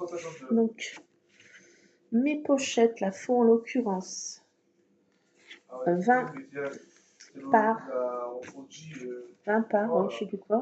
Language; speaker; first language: French; native; French